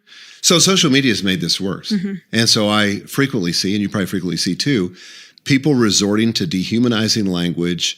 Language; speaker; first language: English; native; English